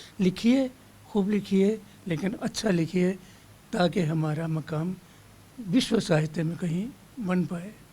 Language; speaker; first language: Hindi; non-native, local second language; Dogri